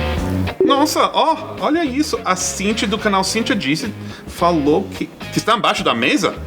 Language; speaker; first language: Portuguese; non-native, fluent; English